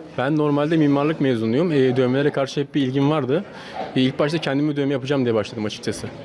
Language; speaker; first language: Turkish; native; Turkish